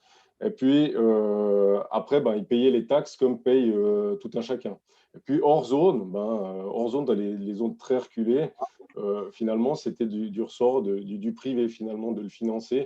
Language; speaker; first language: French; native; French